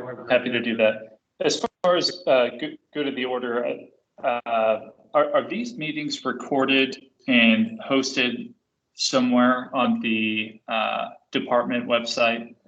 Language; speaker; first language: English; native; English